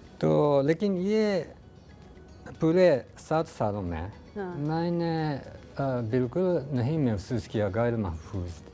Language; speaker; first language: Urdu; non-native, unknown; Japanese